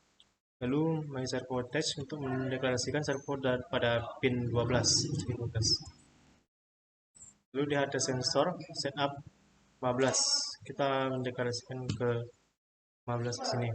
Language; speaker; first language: Indonesian; native; Indonesian